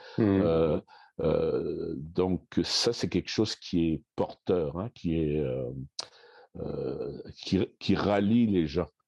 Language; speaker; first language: French; native; French